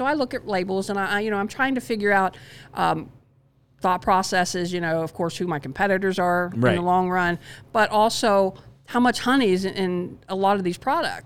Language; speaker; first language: English; native; English